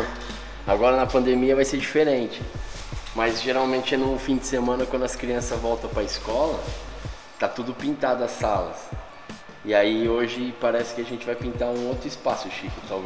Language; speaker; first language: Portuguese; native; Portuguese